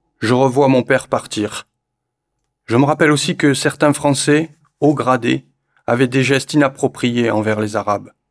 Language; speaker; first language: French; native; French